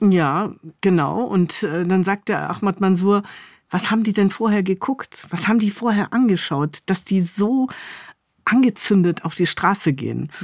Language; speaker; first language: German; native; German